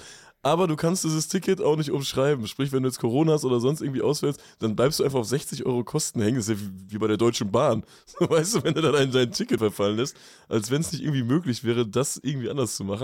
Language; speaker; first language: German; native; German